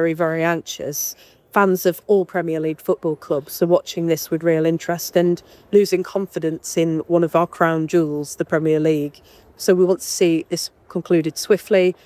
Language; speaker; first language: English; native; English